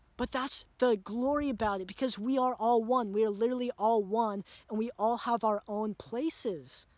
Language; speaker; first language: English; native; English